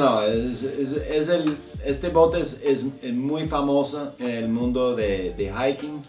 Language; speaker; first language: Spanish; non-native, fluent; English